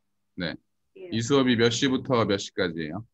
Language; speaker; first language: Korean; early bilingual, heritage; Korean